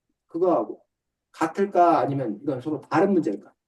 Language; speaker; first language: Korean; native; Korean